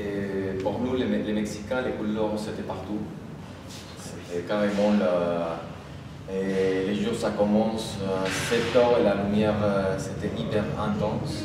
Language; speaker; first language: French; non-native, fluent; Spanish